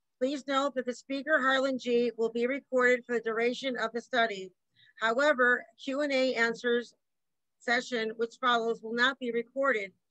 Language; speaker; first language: English; native; English